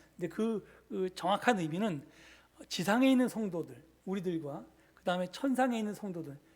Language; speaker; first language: Korean; native; Korean